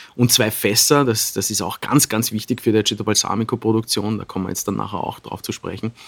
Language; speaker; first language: German; native; German